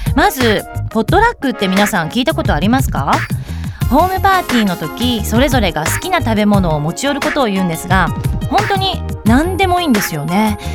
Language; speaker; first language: Japanese; early bilingual, other home language; Korean